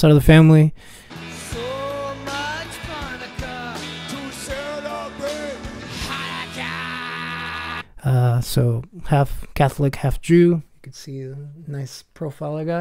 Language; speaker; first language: English; early bilingual, other home language; Spanish